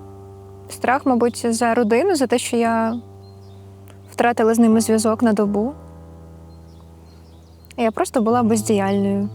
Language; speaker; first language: Ukrainian; native; Ukrainian